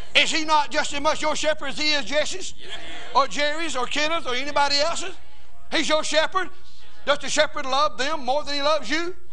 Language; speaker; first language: English; native; English